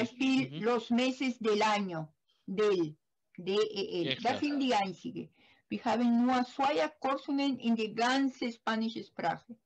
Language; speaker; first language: German; non-native, learner; Spanish